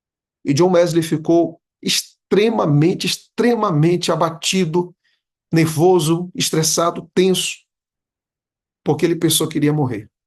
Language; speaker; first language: Portuguese; native; Portuguese